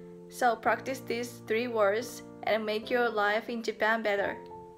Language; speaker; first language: English; non-native, fluent; Japanese